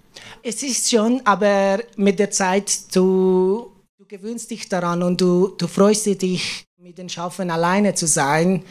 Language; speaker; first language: German; non-native, learner; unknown